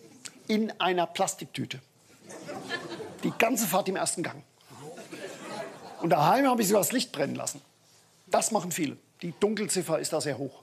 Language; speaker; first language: German; native; German